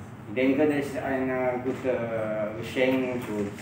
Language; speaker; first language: German; non-native, learner; Indonesian